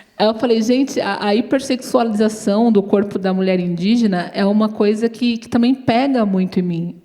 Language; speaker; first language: Portuguese; native; Portuguese